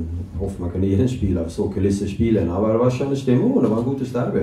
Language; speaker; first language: German; non-native, fluent; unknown